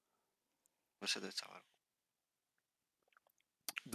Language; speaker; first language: French; native; French